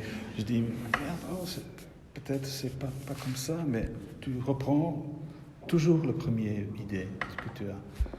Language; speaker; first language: French; non-native, local second language; Dutch